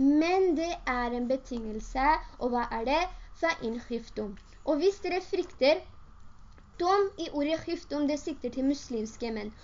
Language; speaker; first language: Norwegian; early bilingual, other home language; Urdu